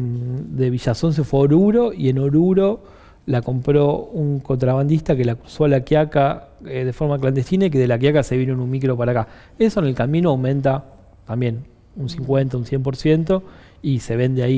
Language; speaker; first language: Spanish; native; Spanish